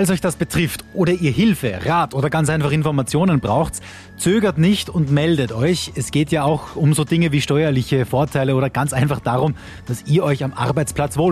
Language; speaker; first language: German; native; German